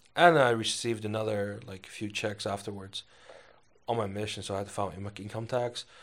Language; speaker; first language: English; early bilingual, other home language; Chinese